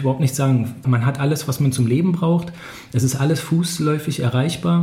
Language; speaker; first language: German; native; German